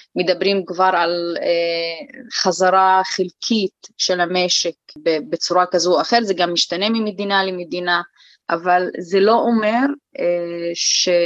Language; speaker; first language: Hebrew; non-native, local second language; Arabic